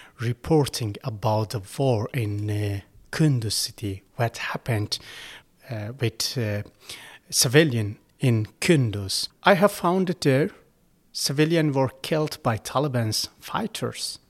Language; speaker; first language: English; non-native, learner; Persian